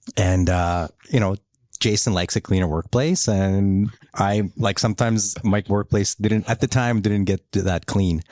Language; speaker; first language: English; early bilingual, other home language; Polish